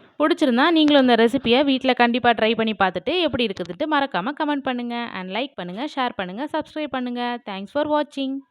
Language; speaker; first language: Tamil; native; Tamil